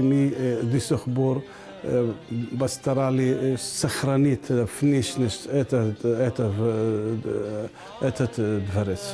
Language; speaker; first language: Russian; non-native, learner; Arabic